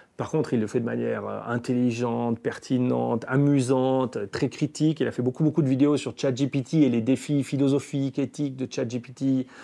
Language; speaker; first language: French; native; French